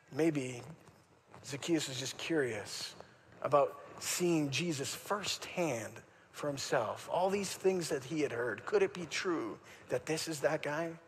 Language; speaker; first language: English; native; English